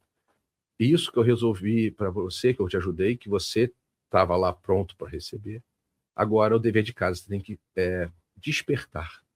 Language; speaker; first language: Portuguese; native; Portuguese